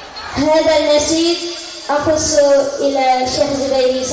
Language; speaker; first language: Arabic; non-native, learner; Indonesian